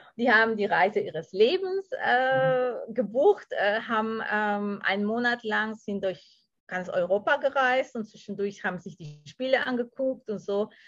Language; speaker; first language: German; non-native, fluent; Spanish